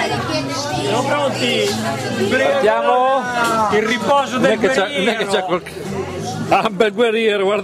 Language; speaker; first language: Italian; native; Italian